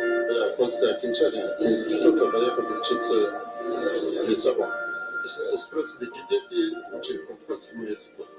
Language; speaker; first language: Russian; non-native, fluent; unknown